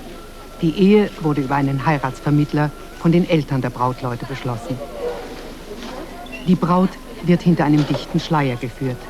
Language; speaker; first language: German; native; German